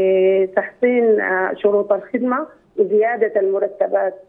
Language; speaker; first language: Arabic; native; Arabic